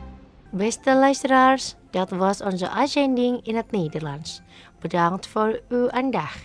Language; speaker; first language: Dutch; non-native, fluent; Indonesian